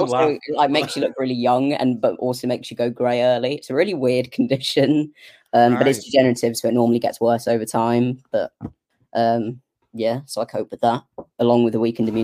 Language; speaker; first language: English; native; English